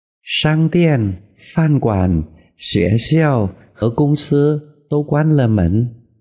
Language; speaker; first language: Chinese; non-native, fluent; Vietnamese